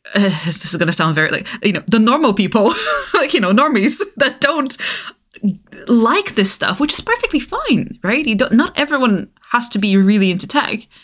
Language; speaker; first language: English; non-native, fluent; Bulgarian